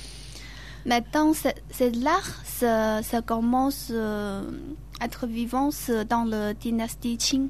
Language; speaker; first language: French; non-native, learner; Chinese